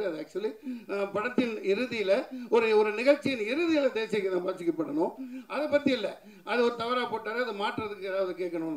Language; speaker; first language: Tamil; native; Tamil